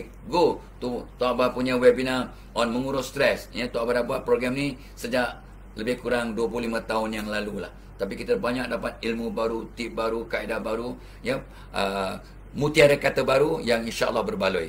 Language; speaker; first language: Malay; native; Malay